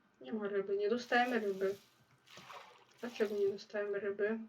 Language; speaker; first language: Polish; native; Polish